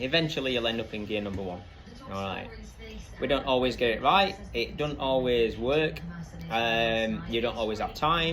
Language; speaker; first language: English; native; English